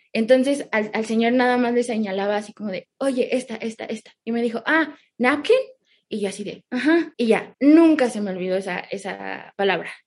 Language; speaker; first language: Spanish; early bilingual, heritage; Spanish